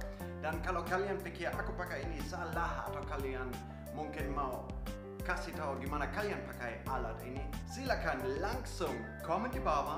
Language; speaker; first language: Indonesian; non-native, fluent; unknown